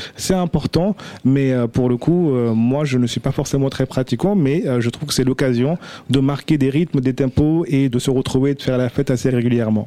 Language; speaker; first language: French; early bilingual, other home language; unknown